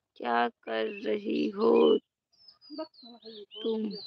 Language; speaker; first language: Hindi; native; Hindi